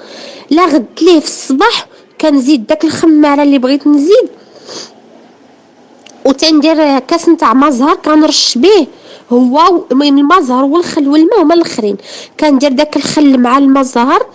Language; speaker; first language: Arabic; native; Arabic